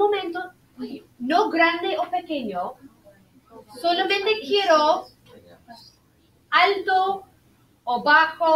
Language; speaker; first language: Spanish; non-native, fluent; English